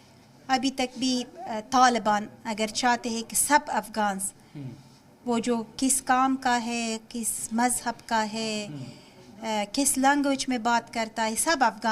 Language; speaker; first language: Hindi; non-native, fluent; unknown